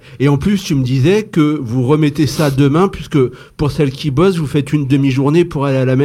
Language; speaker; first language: French; native; French